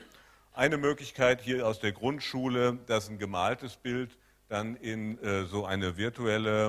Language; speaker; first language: German; native; German